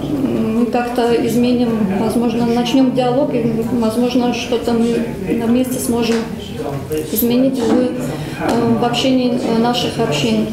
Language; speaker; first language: Russian; native; Russian